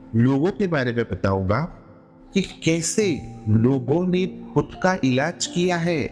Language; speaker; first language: Hindi; non-native, local second language; Gujarati